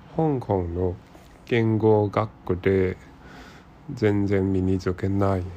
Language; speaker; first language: Japanese; non-native, learner; Cantonese